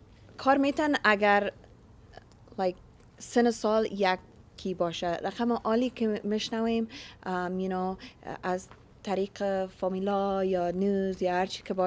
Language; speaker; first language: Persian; early bilingual, heritage; Persian